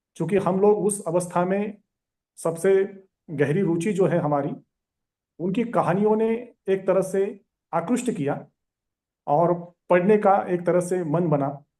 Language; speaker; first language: Hindi; non-native, local second language; Marathi